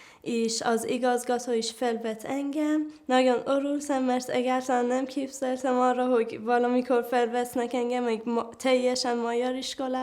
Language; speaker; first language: Hungarian; non-native, fluent; Persian